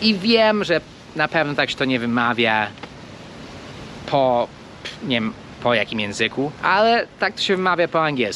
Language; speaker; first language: Polish; non-native, fluent; English